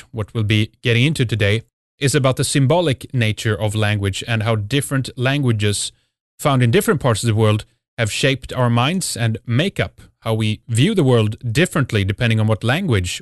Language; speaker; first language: English; non-native, fluent; Swedish